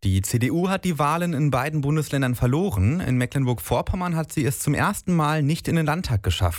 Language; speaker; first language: German; native; German